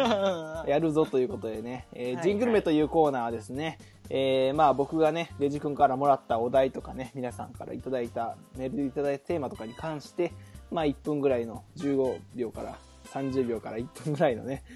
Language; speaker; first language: Japanese; native; Japanese